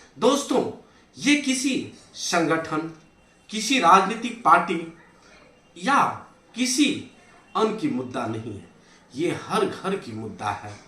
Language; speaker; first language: Hindi; native; Hindi